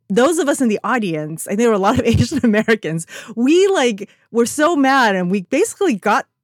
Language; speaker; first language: English; native; English